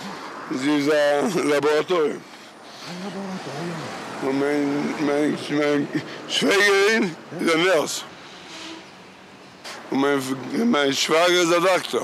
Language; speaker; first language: German; non-native, learner; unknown